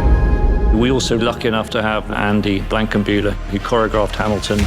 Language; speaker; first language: English; native; English